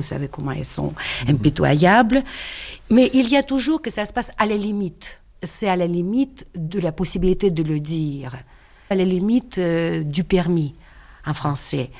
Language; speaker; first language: French; non-native, fluent; Russian